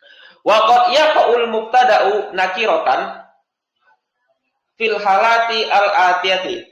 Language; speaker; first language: Arabic; non-native, fluent; Indonesian